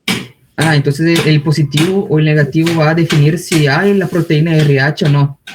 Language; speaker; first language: Spanish; non-native, fluent; Portuguese